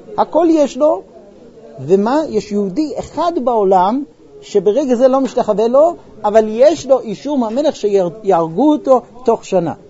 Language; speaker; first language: Hebrew; non-native, fluent; English